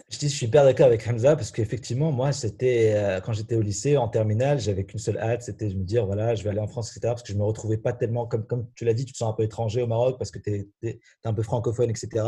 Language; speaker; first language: French; non-native, local second language; Arabic